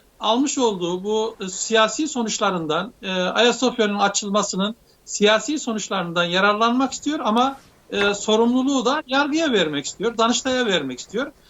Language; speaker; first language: Turkish; native; Turkish